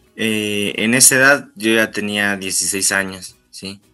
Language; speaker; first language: Spanish; native; Spanish